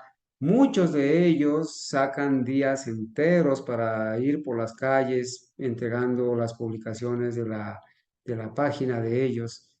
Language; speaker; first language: Spanish; native; Spanish